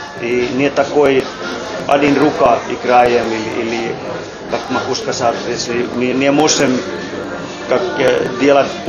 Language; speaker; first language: Russian; non-native, learner; Finnish